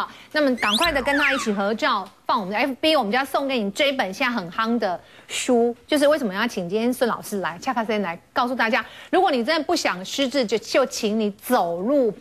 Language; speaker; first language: Chinese; native; Chinese